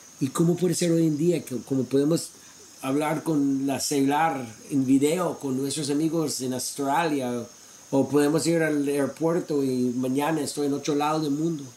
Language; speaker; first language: Spanish; non-native, fluent; English